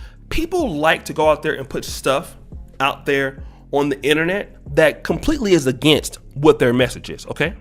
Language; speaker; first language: English; native; English